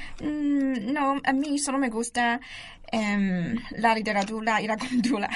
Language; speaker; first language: Spanish; non-native, learner; Chinese